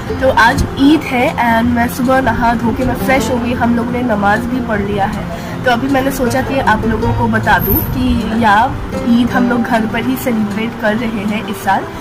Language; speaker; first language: Hindi; non-native, local second language; Bangla